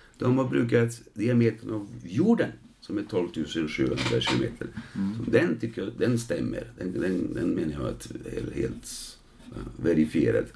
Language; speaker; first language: Swedish; non-native, fluent; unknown